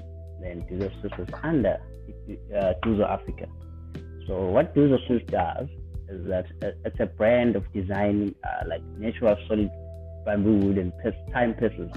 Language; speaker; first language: English; non-native, local second language; Zulu